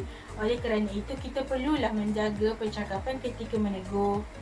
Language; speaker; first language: Malay; native; Malay